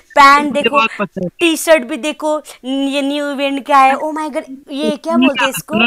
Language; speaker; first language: Hindi; non-native, local second language; Nepali